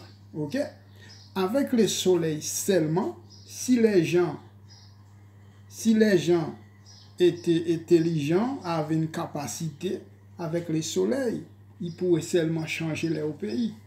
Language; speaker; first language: French; non-native, local second language; Haitian Creole